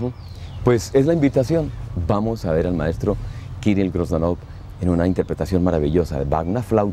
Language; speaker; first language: Spanish; native; Spanish